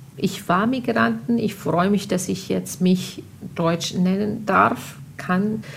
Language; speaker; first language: German; non-native, fluent; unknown